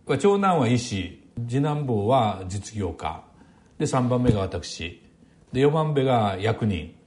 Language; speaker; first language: Japanese; native; Japanese